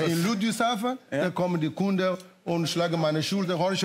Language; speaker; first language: German; non-native, fluent; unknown